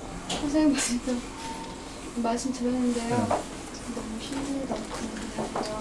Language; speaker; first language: Korean; native; Korean